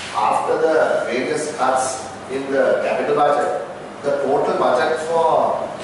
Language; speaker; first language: English; non-native, local second language; Sinhala